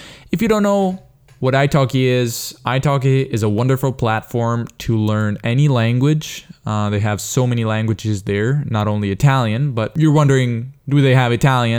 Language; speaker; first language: English; non-native, fluent; Italian